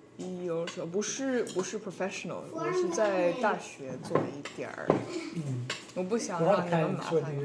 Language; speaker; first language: Chinese; non-native, learner; English